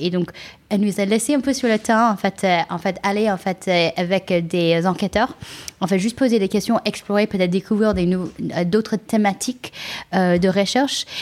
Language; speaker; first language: French; non-native, fluent; Chinese